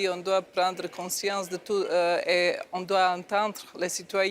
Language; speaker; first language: French; non-native, fluent; Croatian